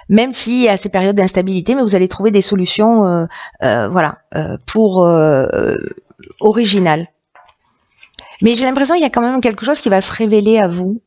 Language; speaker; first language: French; native; French